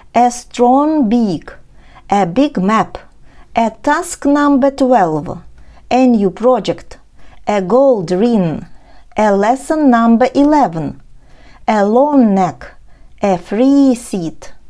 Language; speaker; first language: English; non-native, fluent; Ukrainian